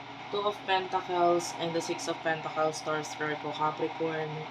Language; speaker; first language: English; non-native, local second language; Filipino